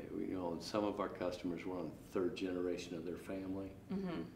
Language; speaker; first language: English; native; English